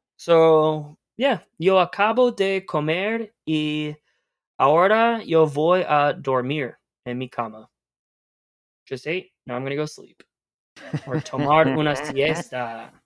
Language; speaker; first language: Spanish; non-native, fluent; English